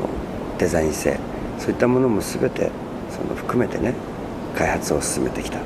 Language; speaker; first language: Japanese; native; Japanese